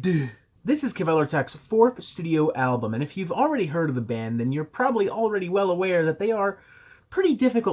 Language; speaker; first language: English; native; English